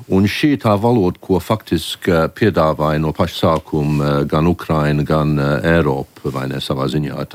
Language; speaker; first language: Latvian; early bilingual, heritage; Latvian